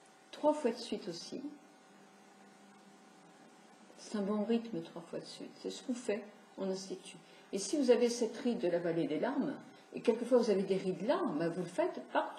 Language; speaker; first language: French; native; French